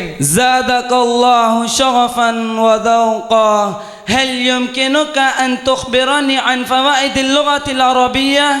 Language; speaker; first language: Arabic; non-native, learner; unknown